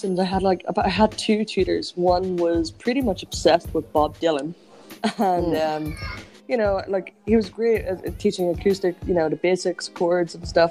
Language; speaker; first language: English; native; English